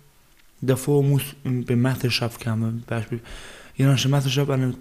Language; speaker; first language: German; non-native, learner; Baluchi